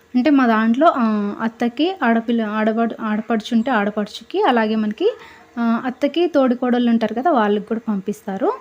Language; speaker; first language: Telugu; non-native, local second language; Lambadi